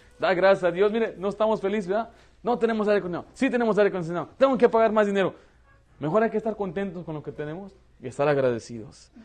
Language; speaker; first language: Spanish; early bilingual, heritage; Spanish